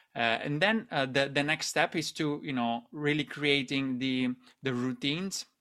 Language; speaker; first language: English; non-native, fluent; Italian